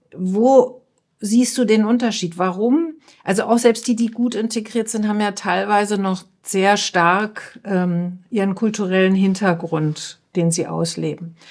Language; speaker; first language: German; native; German